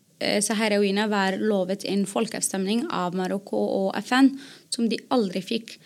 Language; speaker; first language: Norwegian; non-native, fluent; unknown